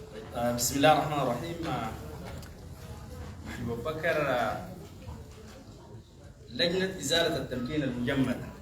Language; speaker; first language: Arabic; native; Arabic